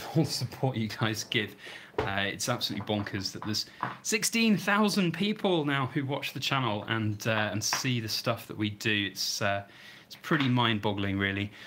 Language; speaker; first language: English; native; English